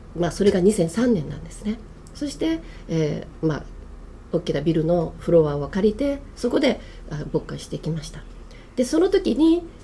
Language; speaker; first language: Japanese; native; Japanese